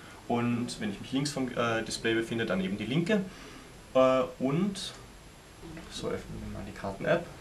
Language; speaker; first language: German; native; German